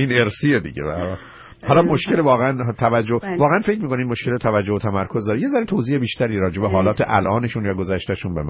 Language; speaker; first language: Persian; native; Persian